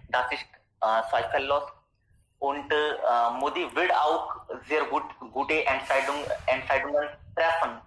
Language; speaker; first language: German; non-native, learner; Hindi